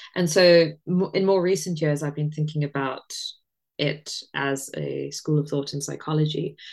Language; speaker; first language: English; native; English